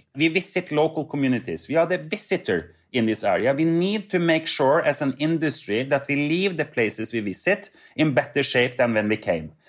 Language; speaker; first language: English; non-native, fluent; Norwegian